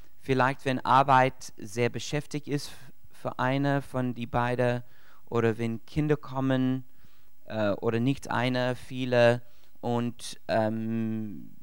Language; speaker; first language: German; non-native, learner; English